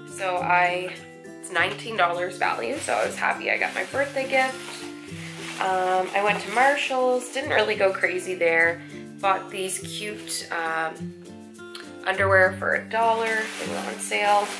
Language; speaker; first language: English; native; English